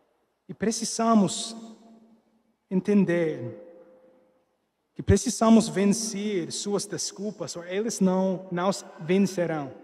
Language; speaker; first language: Portuguese; non-native, fluent; English